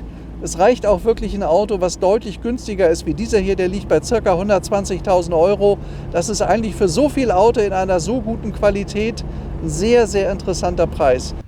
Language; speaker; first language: German; native; German